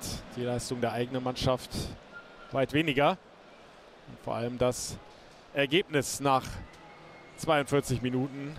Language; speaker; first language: German; native; German